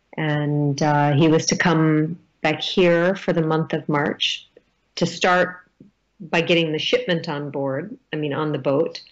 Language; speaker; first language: English; native; English